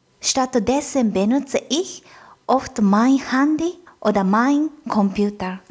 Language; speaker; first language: German; non-native, fluent; Japanese